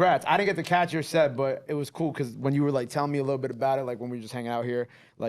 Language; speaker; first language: English; native; English